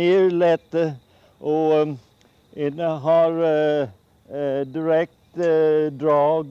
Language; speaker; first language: Swedish; early bilingual, heritage; Swedish